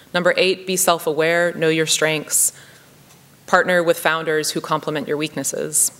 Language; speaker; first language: English; native; English